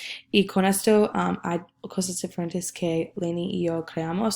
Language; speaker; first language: Spanish; non-native, learner; English